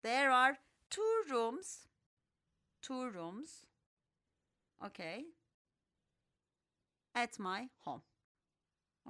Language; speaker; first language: English; non-native, fluent; Turkish